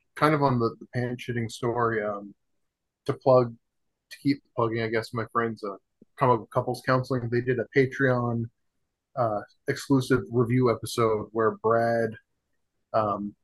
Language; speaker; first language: English; native; English